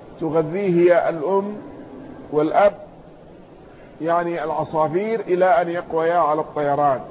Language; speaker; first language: Arabic; native; Arabic